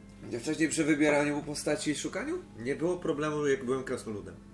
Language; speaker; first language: Polish; native; Polish